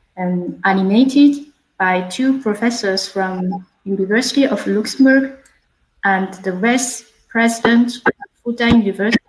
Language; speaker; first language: English; non-native, fluent; Chinese